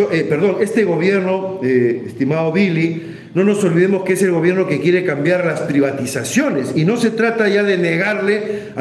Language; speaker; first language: Spanish; native; Spanish